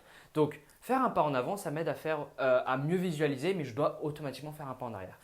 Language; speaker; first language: French; native; French